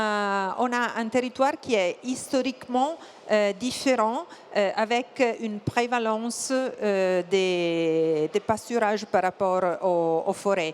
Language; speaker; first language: French; non-native, fluent; Italian